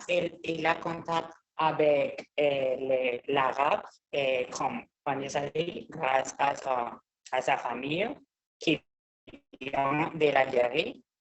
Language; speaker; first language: French; non-native, learner; Spanish